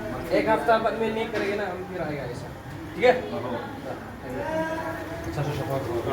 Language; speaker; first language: Hindi; non-native, local second language; Khasi